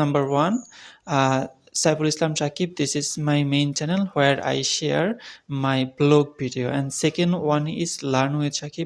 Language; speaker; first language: English; non-native, learner; Bangla